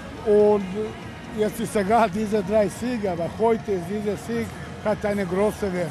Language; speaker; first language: German; non-native, fluent; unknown